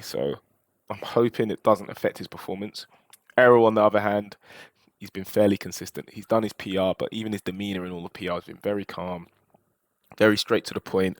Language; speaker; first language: English; native; English